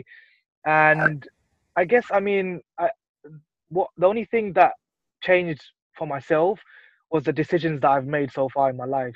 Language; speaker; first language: English; native; English